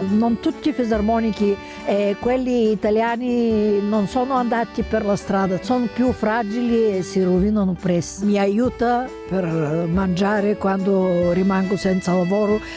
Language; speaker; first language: Italian; non-native, fluent; Bulgarian